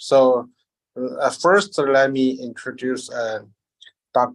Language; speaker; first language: English; non-native, learner; Chinese